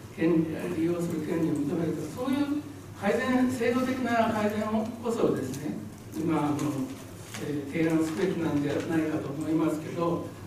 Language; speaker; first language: Japanese; native; Japanese